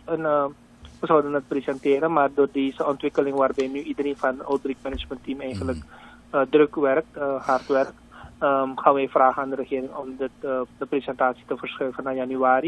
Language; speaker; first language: Dutch; native; Dutch